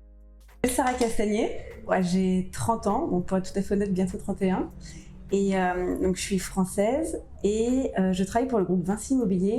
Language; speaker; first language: French; native; French